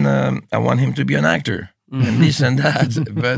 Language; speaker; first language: English; non-native, fluent; French